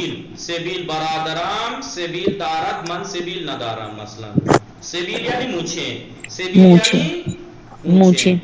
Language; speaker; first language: Persian; non-native, fluent; Urdu